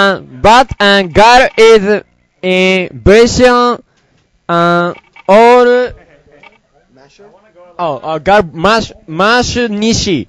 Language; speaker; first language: English; non-native, learner; Japanese